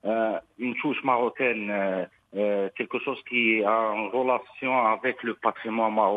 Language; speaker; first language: French; non-native, local second language; Arabic